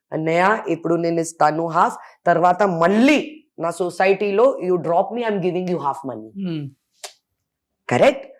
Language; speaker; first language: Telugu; non-native, fluent; Hindi